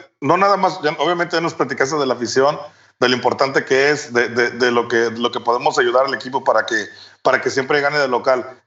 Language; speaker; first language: Spanish; native; Spanish